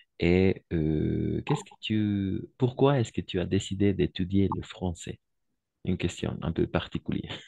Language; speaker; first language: French; non-native, fluent; Spanish